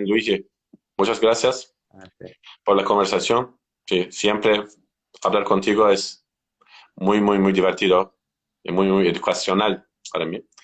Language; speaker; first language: Spanish; non-native, learner; Turkish